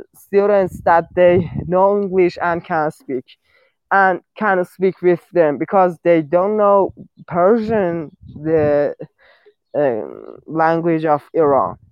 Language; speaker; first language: English; non-native, learner; Persian